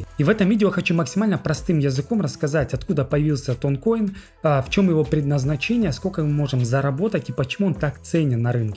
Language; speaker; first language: Russian; native; Russian